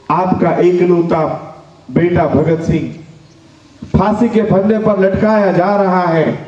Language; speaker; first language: Hindi; non-native, local second language; Marathi